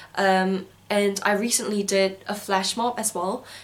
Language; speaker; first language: English; non-native, fluent; Korean